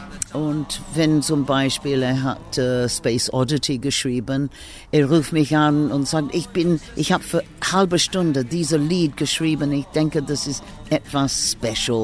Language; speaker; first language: German; non-native, learner; English